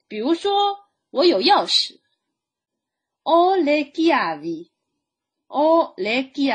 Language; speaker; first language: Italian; non-native, fluent; Chinese